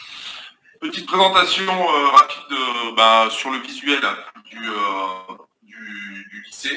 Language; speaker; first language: French; native; French